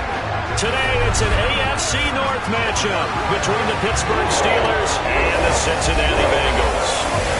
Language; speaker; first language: English; native; English